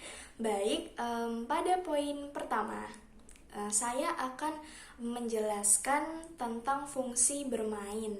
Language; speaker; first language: Indonesian; native; Indonesian